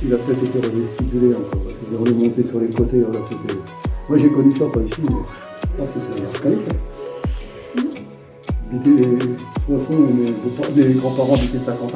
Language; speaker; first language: French; native; French